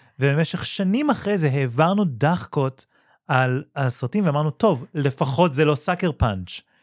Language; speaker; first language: Hebrew; native; Hebrew